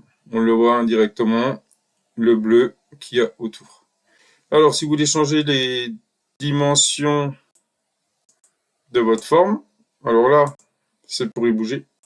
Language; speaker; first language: French; native; French